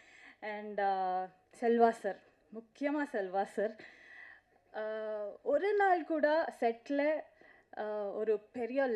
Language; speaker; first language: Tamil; non-native, learner; Kannada